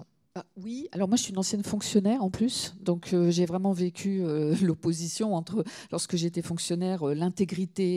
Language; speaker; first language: French; native; French